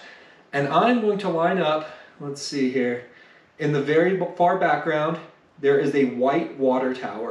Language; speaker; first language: English; native; English